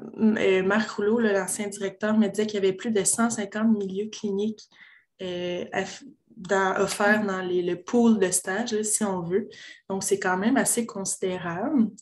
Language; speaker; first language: French; native; French